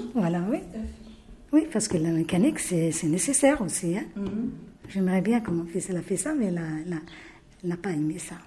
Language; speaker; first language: French; non-native, local second language; Arabic